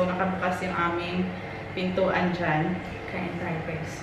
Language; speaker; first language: Filipino; non-native, local second language; Hiligaynon